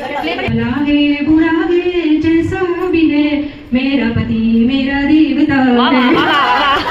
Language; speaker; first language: Hindi; non-native, local second language; Marathi